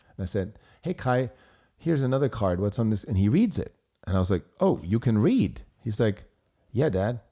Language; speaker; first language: English; non-native, fluent; German